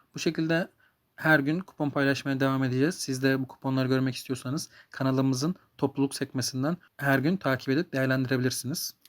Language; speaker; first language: Turkish; native; Turkish